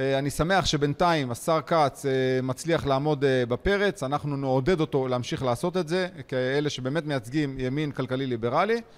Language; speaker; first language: Hebrew; native; Hebrew